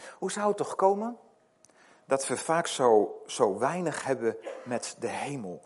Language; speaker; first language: Dutch; native; Dutch